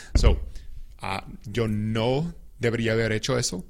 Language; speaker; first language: Spanish; non-native, fluent; English